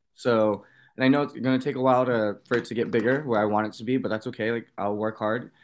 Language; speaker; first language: English; native; English